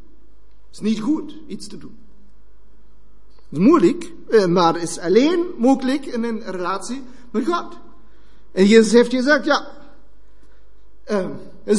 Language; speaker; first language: Dutch; non-native, fluent; German